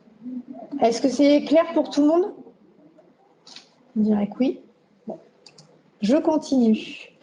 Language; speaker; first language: French; native; French